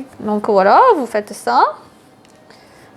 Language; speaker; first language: French; native; French